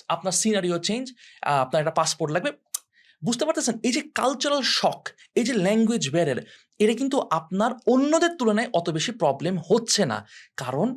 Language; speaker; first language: Bangla; non-native, local second language; Sylheti